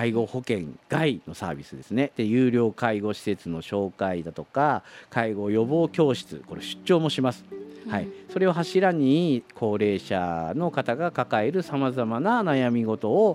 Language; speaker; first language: Japanese; native; Japanese